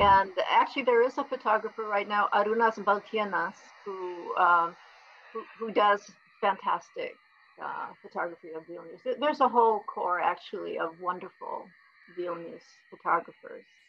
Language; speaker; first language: English; early bilingual, other home language; Polish